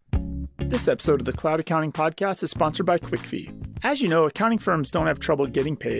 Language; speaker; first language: English; native; English